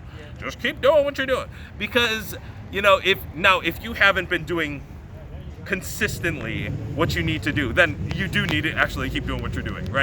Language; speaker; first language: English; native; English